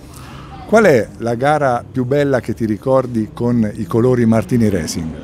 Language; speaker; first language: Italian; native; Italian